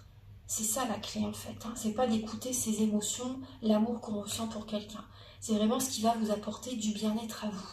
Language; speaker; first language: French; native; French